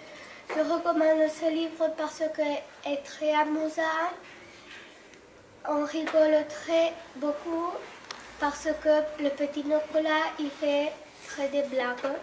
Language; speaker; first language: French; non-native, learner; Catalan